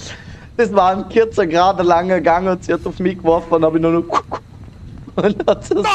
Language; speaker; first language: German; native; German